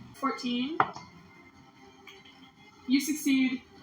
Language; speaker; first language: English; native; English